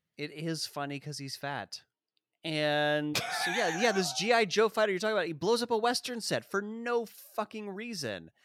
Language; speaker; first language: English; native; English